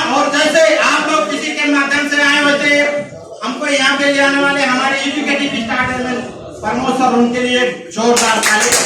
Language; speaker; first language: Hindi; non-native, fluent; Bangla